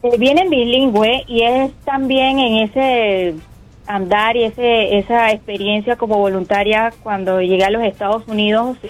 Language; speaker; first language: Spanish; native; Spanish